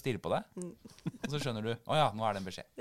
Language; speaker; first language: Norwegian; native; Norwegian